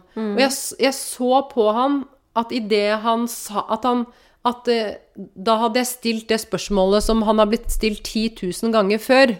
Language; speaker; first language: Norwegian; native; Norwegian